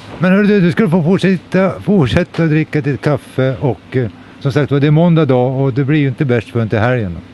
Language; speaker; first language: Swedish; native; Swedish